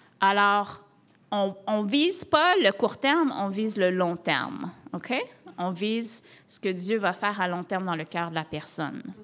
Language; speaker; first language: French; native; French